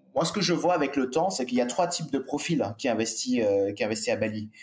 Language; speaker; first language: French; native; French